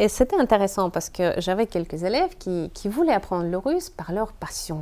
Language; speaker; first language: French; non-native, fluent; Russian